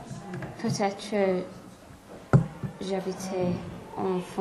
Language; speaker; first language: French; non-native, learner; English